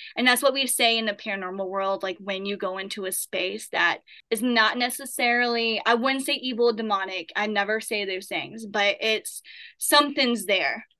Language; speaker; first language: English; native; English